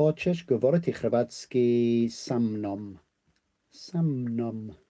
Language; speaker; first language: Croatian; non-native, learner; English